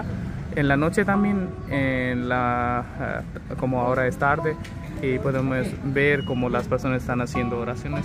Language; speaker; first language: Spanish; non-native, learner; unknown